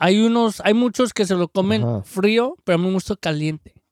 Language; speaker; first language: Spanish; early bilingual, heritage; Spanish